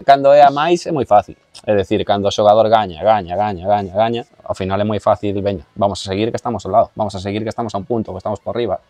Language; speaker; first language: Galician; non-native, local second language; Spanish